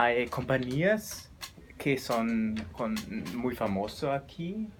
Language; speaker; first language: Spanish; non-native, learner; German